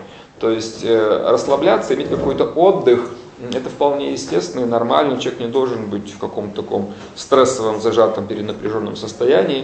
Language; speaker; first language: Russian; native; Russian